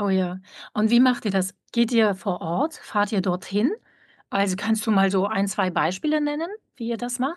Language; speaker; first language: German; native; German